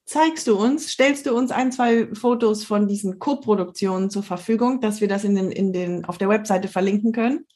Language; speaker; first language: German; native; German